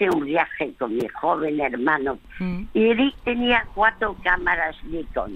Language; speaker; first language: Spanish; early bilingual, other home language; French